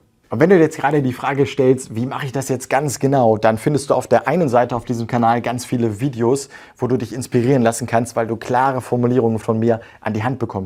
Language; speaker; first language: German; native; German